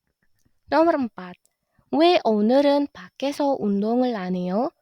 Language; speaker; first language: Korean; non-native, fluent; Indonesian